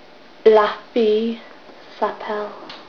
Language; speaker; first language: French; non-native, learner; English